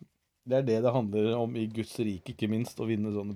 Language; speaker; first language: Norwegian; native; Norwegian